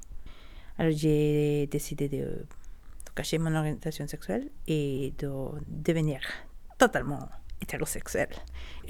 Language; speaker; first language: French; non-native, learner; Spanish